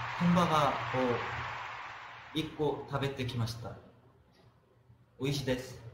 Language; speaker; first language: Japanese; non-native, fluent; Korean